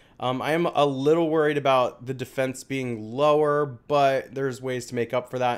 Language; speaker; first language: English; native; English